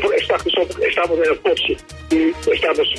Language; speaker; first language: Spanish; non-native, learner; Dutch